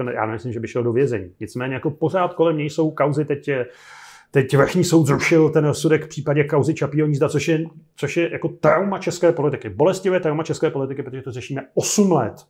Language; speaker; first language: Czech; native; Czech